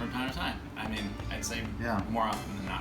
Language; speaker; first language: English; native; English